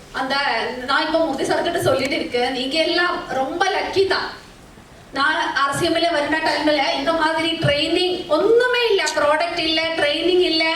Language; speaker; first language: Tamil; non-native, learner; Malayalam